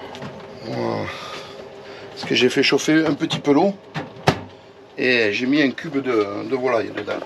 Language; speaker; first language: French; native; French